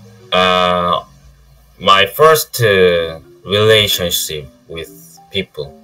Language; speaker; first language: English; non-native, learner; Korean